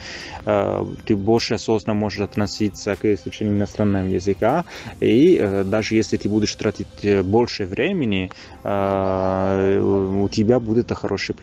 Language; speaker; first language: Russian; non-native, fluent; Italian